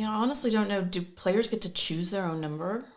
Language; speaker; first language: English; native; English